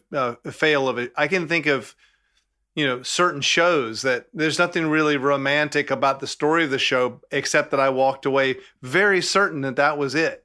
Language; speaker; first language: English; native; English